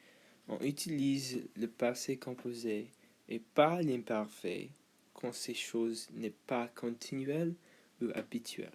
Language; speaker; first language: French; non-native, learner; English